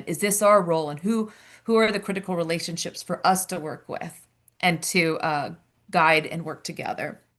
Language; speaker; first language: English; native; English